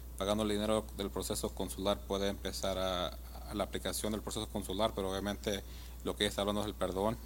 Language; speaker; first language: Spanish; early bilingual, heritage; Spanish